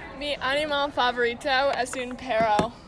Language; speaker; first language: Spanish; non-native, learner; English